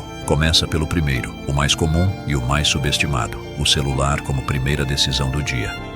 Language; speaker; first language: Portuguese; native; Portuguese